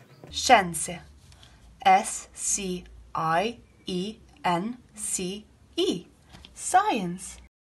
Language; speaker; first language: English; non-native, fluent; Italian